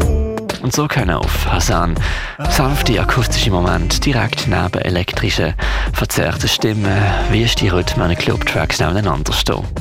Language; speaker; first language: German; native; German